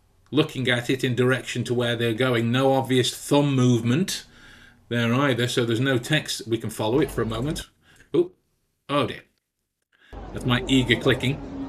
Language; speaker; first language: English; native; English